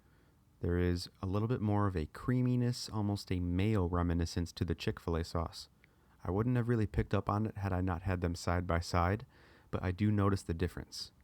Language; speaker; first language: English; native; English